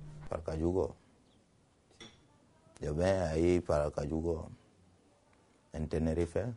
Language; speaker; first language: Spanish; non-native, learner; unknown